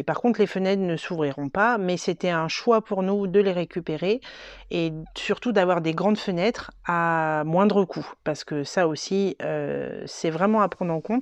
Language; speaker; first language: French; native; French